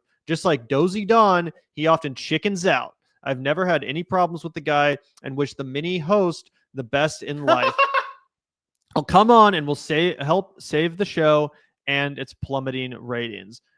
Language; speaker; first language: English; native; English